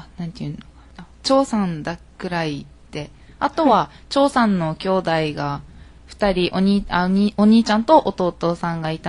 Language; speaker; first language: Japanese; native; Japanese